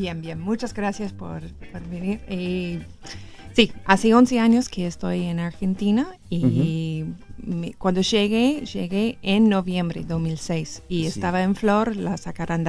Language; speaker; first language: Spanish; non-native, learner; English